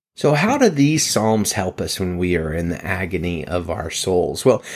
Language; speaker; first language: English; native; English